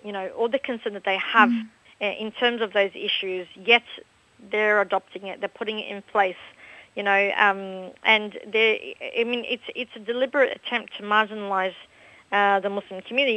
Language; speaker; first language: English; native; English